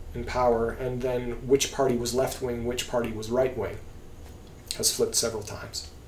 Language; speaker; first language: English; native; English